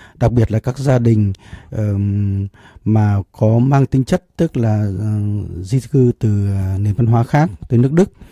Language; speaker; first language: Vietnamese; native; Vietnamese